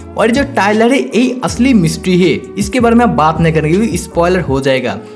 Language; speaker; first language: Hindi; non-native, local second language; Bangla